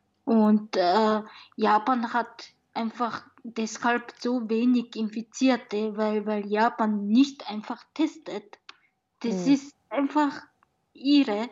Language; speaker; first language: German; non-native, learner; Japanese